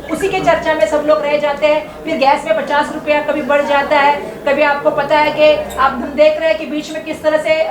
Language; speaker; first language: Hindi; non-native, local second language; Marathi